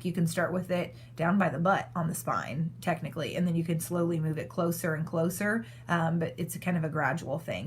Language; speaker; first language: English; native; English